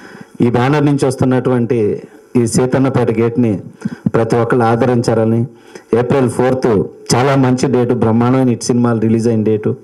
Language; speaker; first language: Telugu; native; Telugu